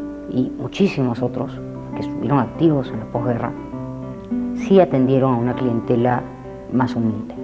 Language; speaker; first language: Spanish; native; Spanish